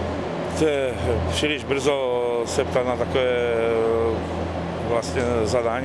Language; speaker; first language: Polish; non-native, learner; Czech